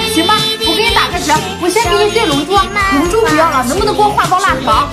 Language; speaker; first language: Chinese; native; Chinese